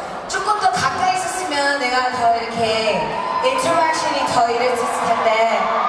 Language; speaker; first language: Korean; early bilingual, heritage; Korean